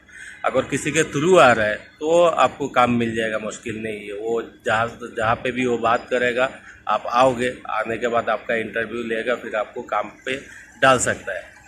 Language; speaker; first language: Hindi; non-native, local second language; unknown